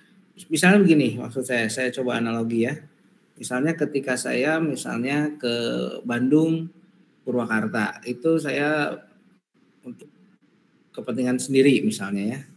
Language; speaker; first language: Indonesian; native; Indonesian